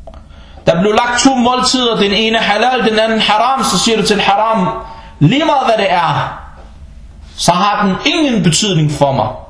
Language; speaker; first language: Danish; non-native, fluent; Arabic